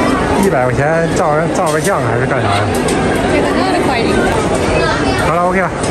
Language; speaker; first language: Chinese; native; Chinese